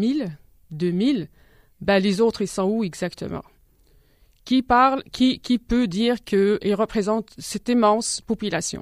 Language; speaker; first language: French; non-native, local second language; Arabic